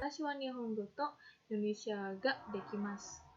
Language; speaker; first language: Japanese; non-native, learner; Indonesian